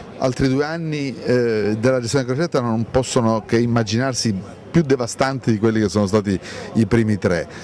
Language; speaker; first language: Italian; native; Italian